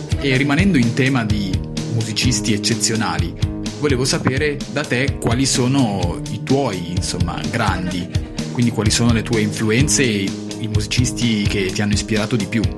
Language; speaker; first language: Italian; native; Italian